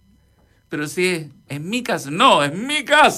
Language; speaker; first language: Spanish; native; Spanish